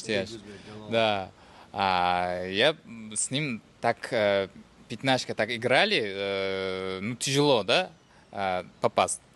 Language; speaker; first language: Russian; non-native, fluent; Uzbek